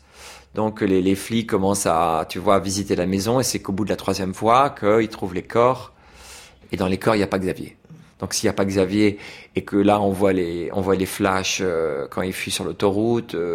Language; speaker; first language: French; native; French